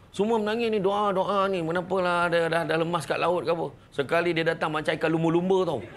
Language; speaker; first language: Malay; native; Malay